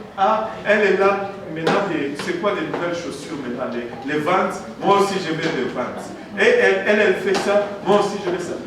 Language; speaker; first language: French; non-native, local second language; Swahili